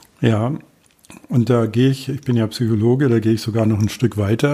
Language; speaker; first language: German; native; German